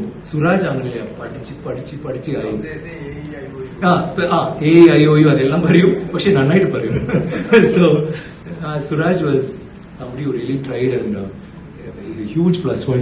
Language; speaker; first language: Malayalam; non-native, learner; Tamil